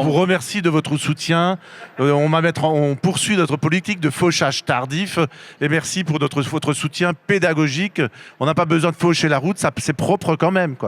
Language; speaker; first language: French; native; French